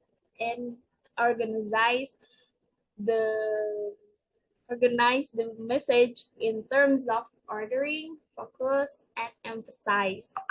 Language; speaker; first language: English; non-native, learner; Indonesian